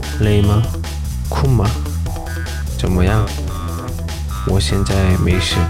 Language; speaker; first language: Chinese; non-native, learner; Korean